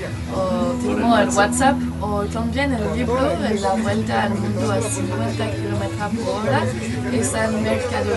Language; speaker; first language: Spanish; non-native, learner; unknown